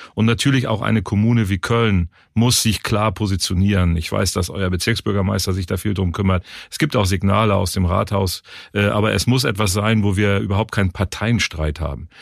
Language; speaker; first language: German; native; German